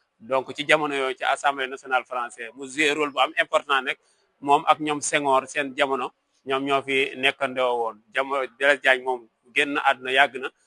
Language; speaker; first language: Wolof; non-native, local second language; Serer